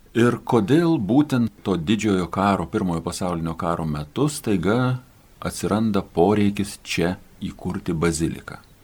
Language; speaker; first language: Lithuanian; native; Lithuanian